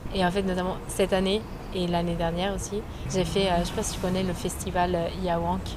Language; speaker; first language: French; non-native, fluent; Italian